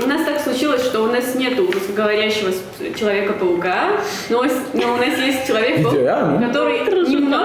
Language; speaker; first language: Russian; non-native, fluent; Armenian